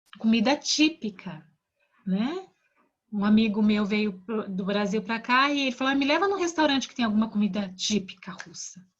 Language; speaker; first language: Portuguese; native; Portuguese